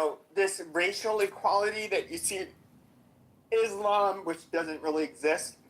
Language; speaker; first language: English; native; English